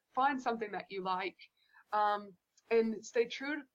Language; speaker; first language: English; native; English